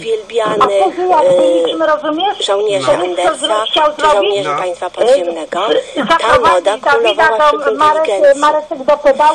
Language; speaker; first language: Polish; native; Polish